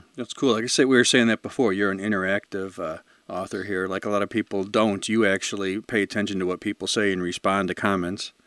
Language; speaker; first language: English; native; English